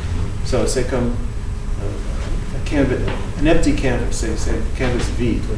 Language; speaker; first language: French; non-native, fluent; English